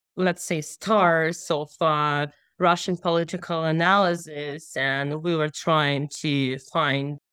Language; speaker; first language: English; non-native, fluent; Russian